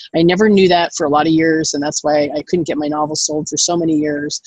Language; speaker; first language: English; native; English